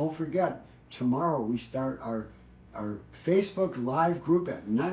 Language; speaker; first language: English; native; English